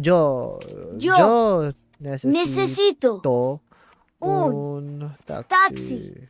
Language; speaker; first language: Spanish; non-native, learner; English